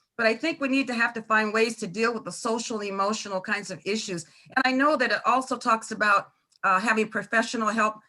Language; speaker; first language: English; native; English